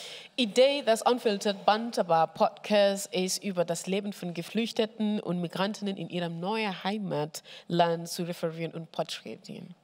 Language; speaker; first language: German; non-native, fluent; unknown